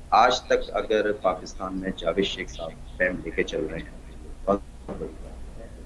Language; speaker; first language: Urdu; native; Urdu